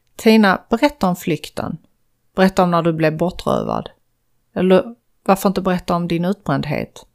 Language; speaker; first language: Swedish; early bilingual, other home language; Azerbaijani